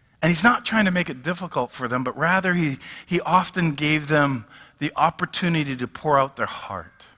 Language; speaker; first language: English; native; English